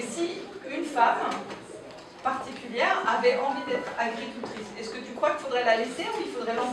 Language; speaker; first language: French; native; French